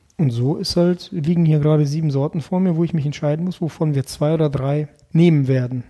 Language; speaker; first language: German; early bilingual, other home language; Russian